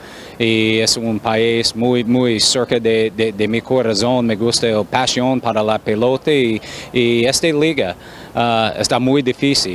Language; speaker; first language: Spanish; non-native, fluent; English